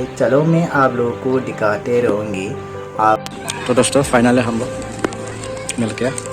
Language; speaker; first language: Hindi; non-native, local second language; Bodo